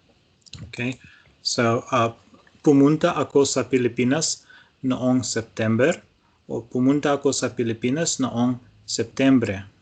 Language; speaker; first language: Filipino; non-native, learner; Russian